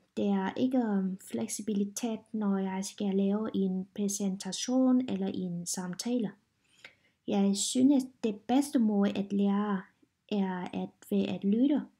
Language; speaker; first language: Danish; non-native, learner; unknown